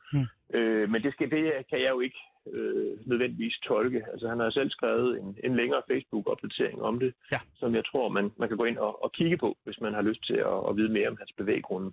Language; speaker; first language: Danish; native; Danish